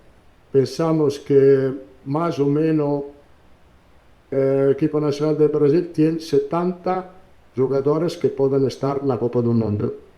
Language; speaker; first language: Portuguese; non-native, learner; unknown